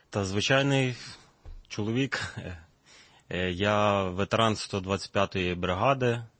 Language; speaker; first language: Ukrainian; native; Ukrainian